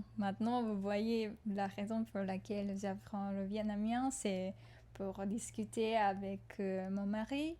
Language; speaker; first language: French; non-native, fluent; Japanese